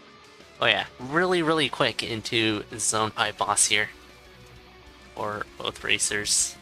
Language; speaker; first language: English; native; English